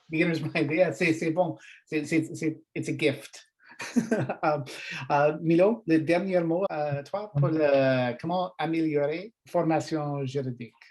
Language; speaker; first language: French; non-native, learner; English